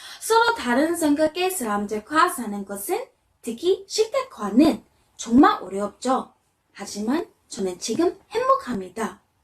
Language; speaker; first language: Korean; non-native, fluent; English